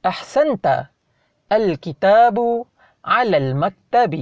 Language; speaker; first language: Arabic; non-native, fluent; Malay